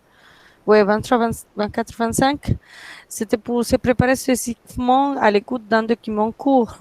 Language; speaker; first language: French; non-native, fluent; Spanish